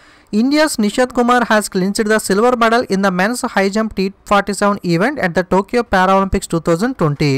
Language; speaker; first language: English; non-native, local second language; Telugu